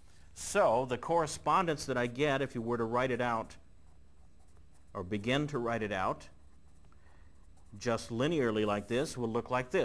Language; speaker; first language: English; native; English